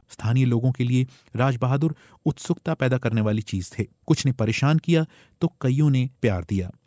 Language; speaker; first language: Hindi; native; Hindi